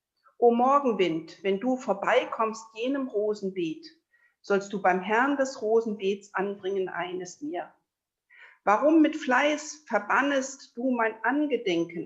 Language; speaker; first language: German; native; German